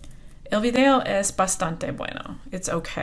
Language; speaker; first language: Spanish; non-native, fluent; English